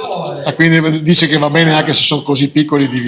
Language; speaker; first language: Italian; native; Italian